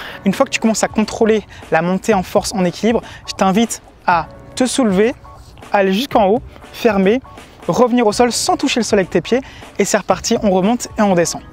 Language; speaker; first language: French; native; French